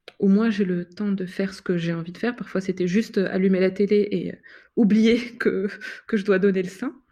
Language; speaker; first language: French; non-native, local second language; Arabic